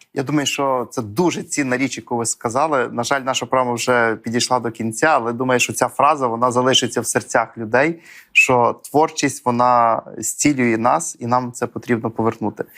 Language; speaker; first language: Ukrainian; native; Ukrainian